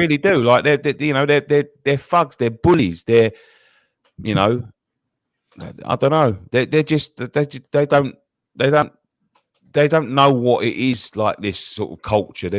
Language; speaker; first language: English; native; English